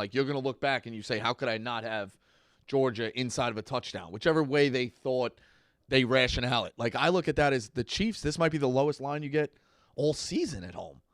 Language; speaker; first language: English; native; English